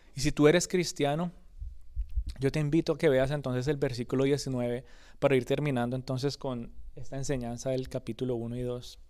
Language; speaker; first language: Spanish; early bilingual, other home language; English